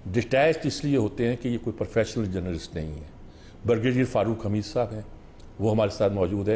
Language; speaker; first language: Urdu; native; Urdu